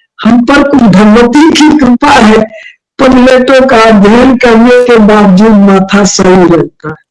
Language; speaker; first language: Hindi; native; Hindi